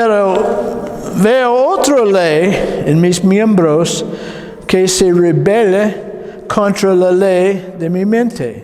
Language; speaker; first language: Spanish; non-native, learner; English